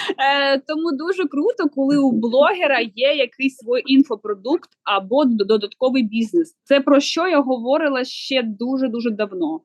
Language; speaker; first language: Ukrainian; non-native, local second language; Russian